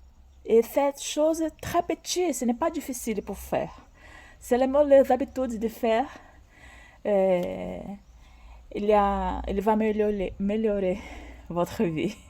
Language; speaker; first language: French; non-native, learner; Portuguese